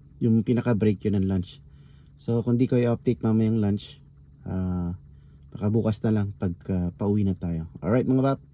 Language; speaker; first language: Filipino; native; Filipino